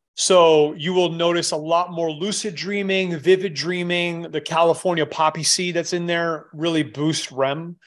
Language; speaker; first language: English; native; English